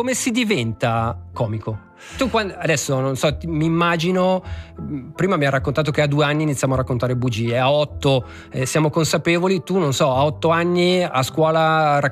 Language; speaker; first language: Italian; native; Italian